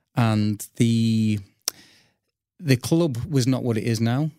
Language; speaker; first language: English; native; English